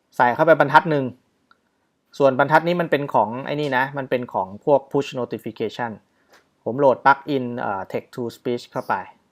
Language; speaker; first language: Thai; native; Thai